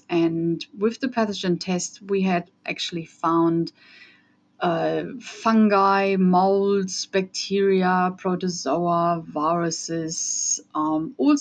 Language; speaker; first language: English; non-native, fluent; German